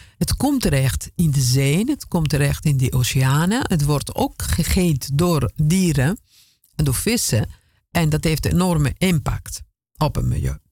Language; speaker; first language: Dutch; non-native, fluent; Italian